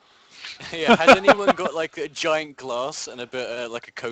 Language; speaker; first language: English; native; English